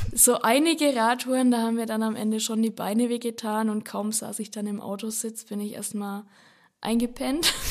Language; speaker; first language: German; native; German